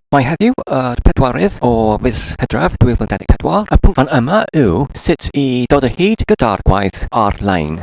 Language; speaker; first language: Welsh; non-native, learner; English